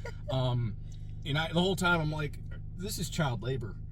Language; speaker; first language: English; native; English